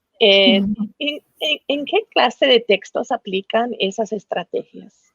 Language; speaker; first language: Spanish; non-native, fluent; English